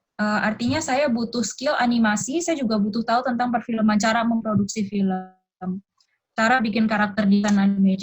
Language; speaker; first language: Indonesian; early bilingual, other home language; Japanese